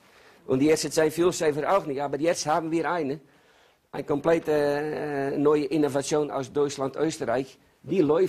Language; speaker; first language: German; non-native, learner; Dutch